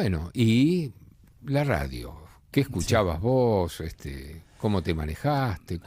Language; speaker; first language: Spanish; native; Spanish